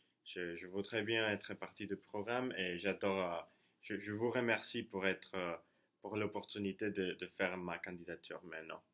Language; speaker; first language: French; non-native, learner; Spanish